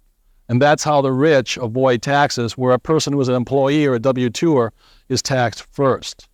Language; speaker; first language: English; native; English